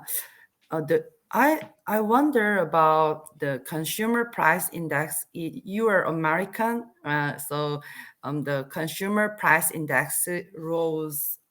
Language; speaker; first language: English; non-native, learner; Korean